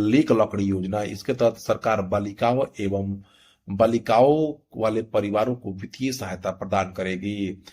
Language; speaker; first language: Hindi; native; Hindi